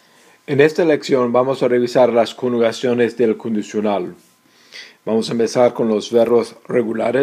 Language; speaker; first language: Spanish; non-native, fluent; English